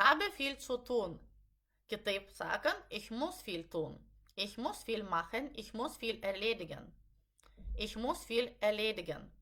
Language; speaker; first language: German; non-native, fluent; Lithuanian